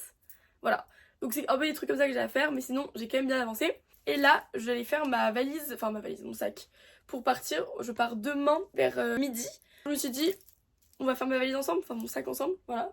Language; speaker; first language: French; native; French